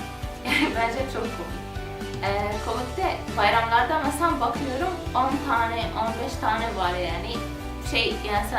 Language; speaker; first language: Turkish; non-native, learner; Arabic